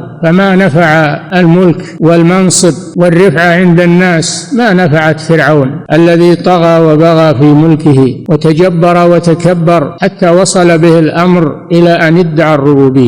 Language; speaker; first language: Arabic; native; Arabic